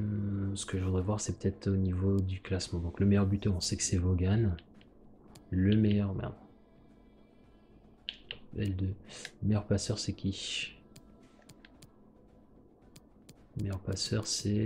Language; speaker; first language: French; native; French